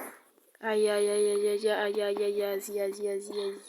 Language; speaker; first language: French; native; French